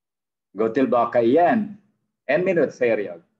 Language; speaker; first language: Swedish; non-native, fluent; Arabic